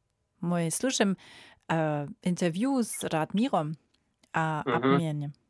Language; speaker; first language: Russian; non-native, learner; German